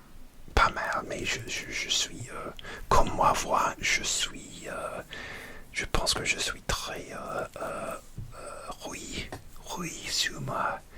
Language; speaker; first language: French; non-native, learner; English